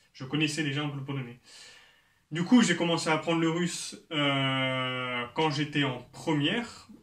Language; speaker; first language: French; native; French